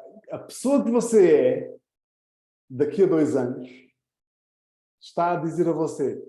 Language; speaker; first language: Portuguese; early bilingual, heritage; Portuguese